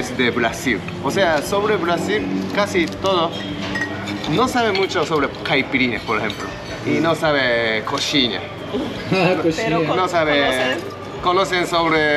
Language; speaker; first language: Spanish; non-native, fluent; Japanese